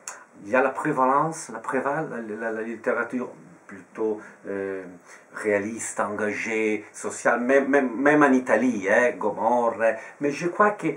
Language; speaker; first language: French; non-native, fluent; Italian